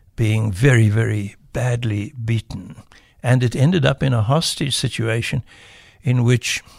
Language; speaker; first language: English; native; English